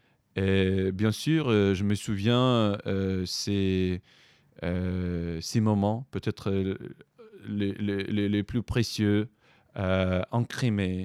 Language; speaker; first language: French; non-native, fluent; Ukrainian